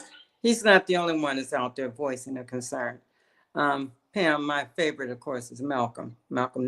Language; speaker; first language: English; native; English